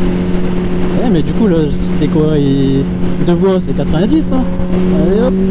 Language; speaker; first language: French; native; French